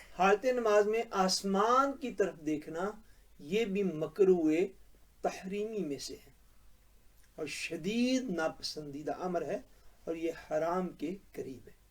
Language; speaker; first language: Urdu; non-native, local second language; Punjabi